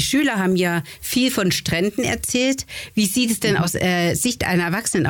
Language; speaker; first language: German; native; German